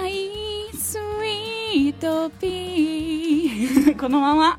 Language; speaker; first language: Japanese; non-native, learner; Portuguese